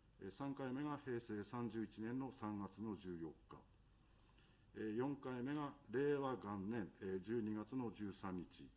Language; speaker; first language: Japanese; native; Japanese